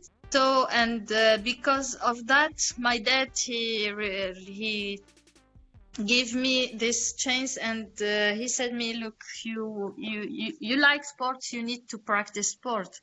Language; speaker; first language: English; non-native, learner; Arabic